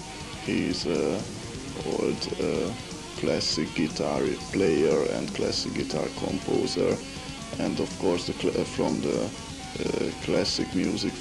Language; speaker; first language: English; non-native, learner; Hungarian